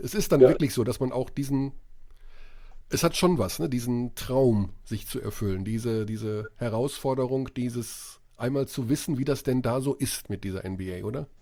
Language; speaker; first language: German; native; German